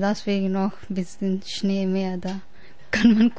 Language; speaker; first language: German; non-native, learner; Punjabi